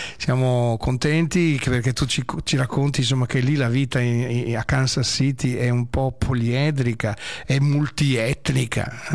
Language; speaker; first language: Italian; native; Italian